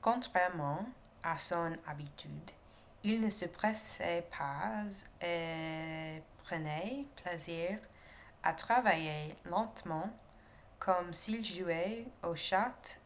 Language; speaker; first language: French; non-native, learner; English